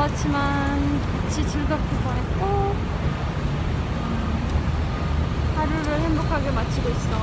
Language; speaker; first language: Korean; non-native, fluent; Romanian